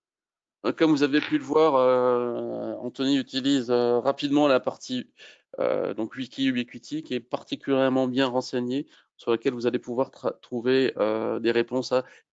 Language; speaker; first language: French; native; French